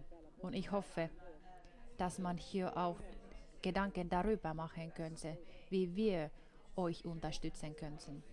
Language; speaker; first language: German; non-native, fluent; Finnish